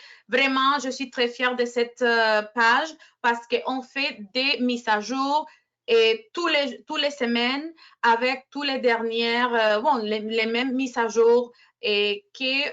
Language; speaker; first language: French; non-native, fluent; Spanish